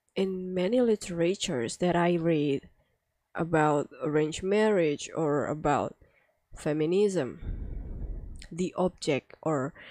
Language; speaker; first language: English; non-native, fluent; Indonesian